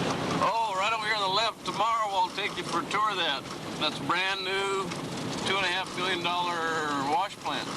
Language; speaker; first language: English; native; English